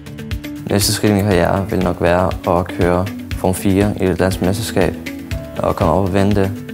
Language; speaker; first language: Danish; native; Danish